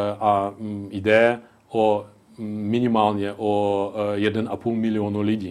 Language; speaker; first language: Czech; non-native, local second language; Ukrainian